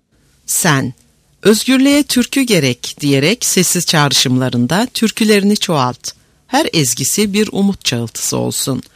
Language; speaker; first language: Turkish; native; Turkish